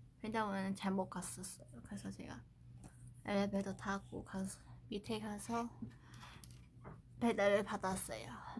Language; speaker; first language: Korean; non-native, fluent; Chinese